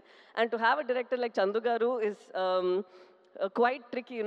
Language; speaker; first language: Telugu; non-native, local second language; Tamil